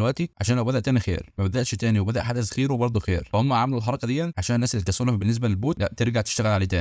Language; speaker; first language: Arabic; native; Arabic